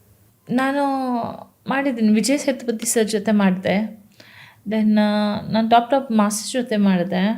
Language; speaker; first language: Kannada; non-native, local second language; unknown